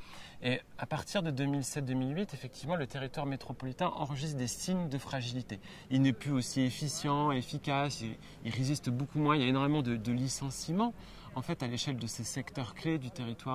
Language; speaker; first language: French; native; French